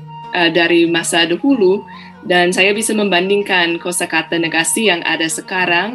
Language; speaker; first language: Indonesian; non-native, fluent; English